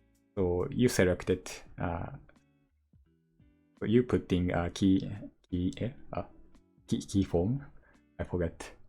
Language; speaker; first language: English; non-native, learner; Japanese